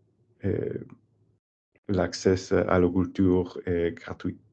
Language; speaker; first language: French; non-native, learner; English